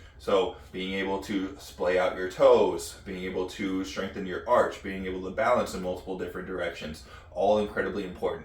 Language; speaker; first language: English; native; English